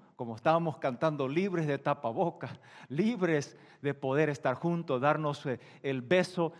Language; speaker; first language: Spanish; non-native, local second language; Plautdietsch